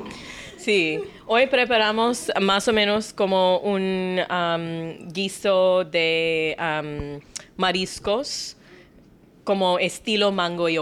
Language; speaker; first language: Spanish; non-native, learner; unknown